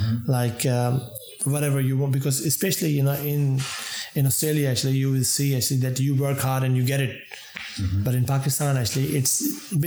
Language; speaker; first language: English; non-native, local second language; Urdu